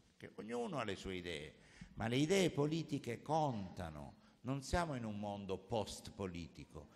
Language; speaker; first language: Italian; native; Italian